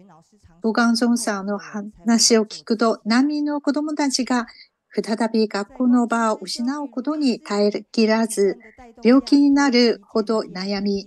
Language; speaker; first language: Japanese; non-native, fluent; Chinese